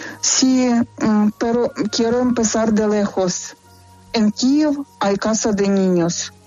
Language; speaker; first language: Spanish; non-native, fluent; Ukrainian